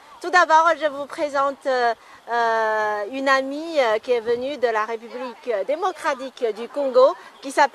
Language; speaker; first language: French; non-native, fluent; Chinese